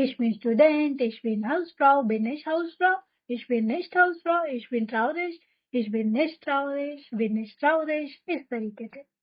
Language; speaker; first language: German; non-native, fluent; Hindi